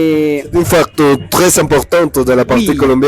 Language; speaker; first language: French; non-native, learner; Spanish